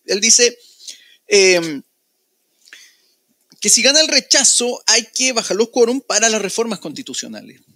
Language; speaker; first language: Spanish; native; Spanish